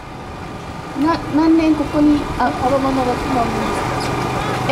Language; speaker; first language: Japanese; non-native, learner; Vietnamese